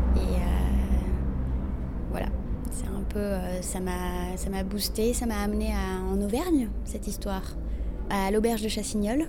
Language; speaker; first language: French; non-native, local second language; Arabic